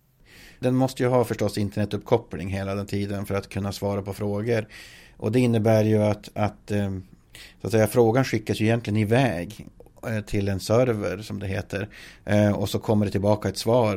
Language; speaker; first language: Swedish; native; Swedish